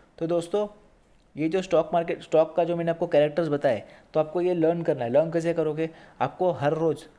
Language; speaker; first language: Hindi; native; Hindi